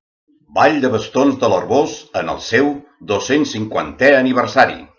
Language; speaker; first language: Catalan; native; Catalan